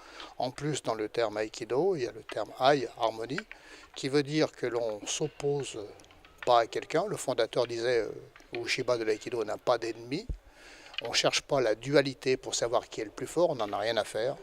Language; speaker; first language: French; native; French